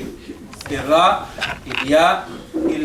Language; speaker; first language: Spanish; non-native, fluent; Arabic